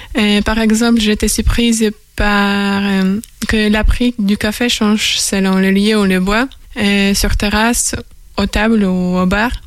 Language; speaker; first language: French; non-native, fluent; Polish